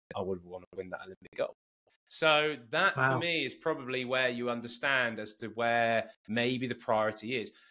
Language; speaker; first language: English; native; English